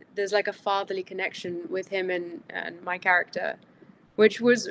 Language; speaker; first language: English; early bilingual, other home language; Greek